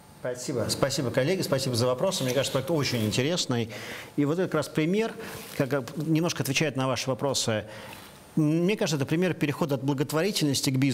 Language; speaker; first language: Russian; native; Russian